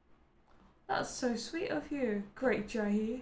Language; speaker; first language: English; native; English